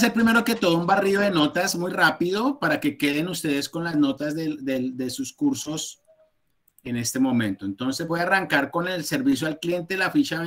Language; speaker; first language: Spanish; native; Spanish